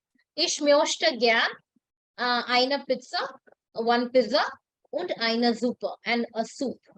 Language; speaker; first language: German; non-native, fluent; Hindi